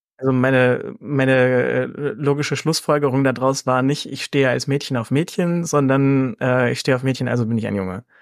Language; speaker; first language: German; native; German